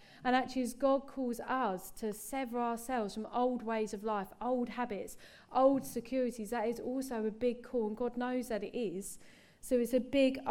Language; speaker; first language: English; native; English